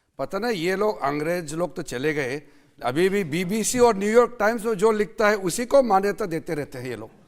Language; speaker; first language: Hindi; non-native, local second language; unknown